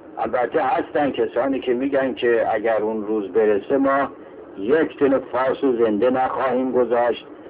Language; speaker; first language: Persian; non-native, local second language; Azerbaijani